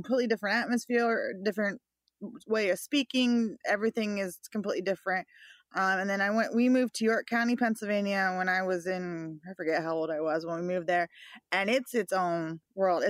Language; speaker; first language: English; native; English